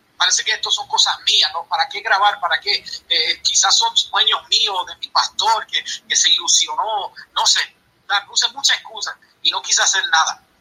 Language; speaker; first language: Spanish; early bilingual, heritage; Spanish